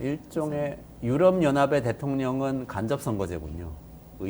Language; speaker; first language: Korean; native; Korean